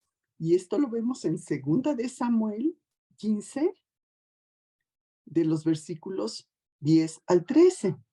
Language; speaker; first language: Spanish; native; Spanish